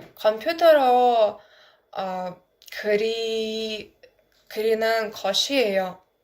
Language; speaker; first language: Korean; non-native, learner; Ukrainian